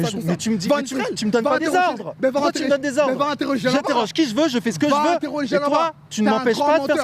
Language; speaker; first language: French; native; French